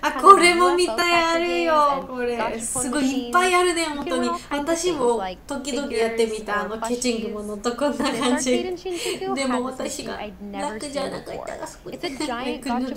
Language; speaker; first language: Japanese; non-native, learner; Georgian